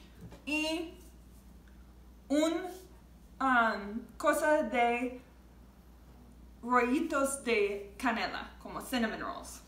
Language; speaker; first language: Spanish; non-native, learner; English